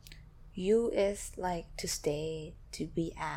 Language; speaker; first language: English; non-native, fluent; Thai